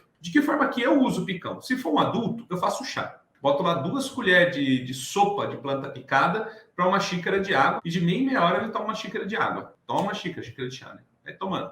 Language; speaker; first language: Portuguese; native; Portuguese